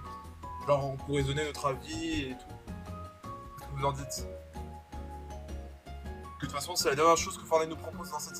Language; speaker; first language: French; native; French